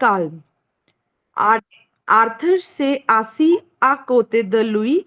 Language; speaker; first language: French; non-native, learner; Hindi